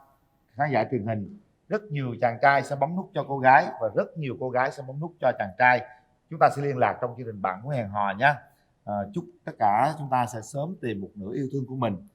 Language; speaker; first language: Vietnamese; native; Vietnamese